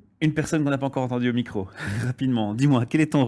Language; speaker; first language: French; native; French